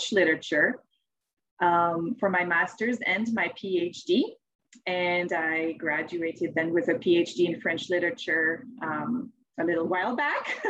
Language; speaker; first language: English; non-native, fluent; French